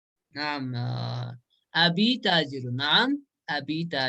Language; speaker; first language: Arabic; non-native, fluent; Urdu